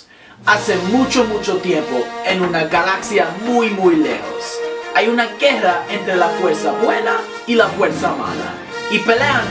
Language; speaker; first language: Spanish; non-native, learner; English